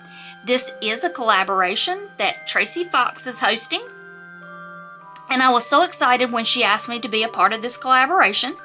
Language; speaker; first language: English; native; English